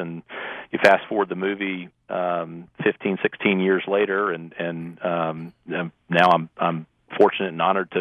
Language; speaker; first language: English; native; English